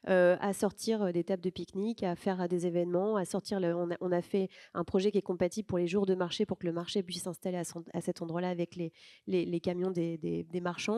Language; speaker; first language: French; native; French